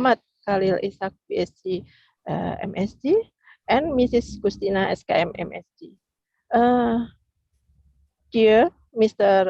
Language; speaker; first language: English; non-native, learner; Indonesian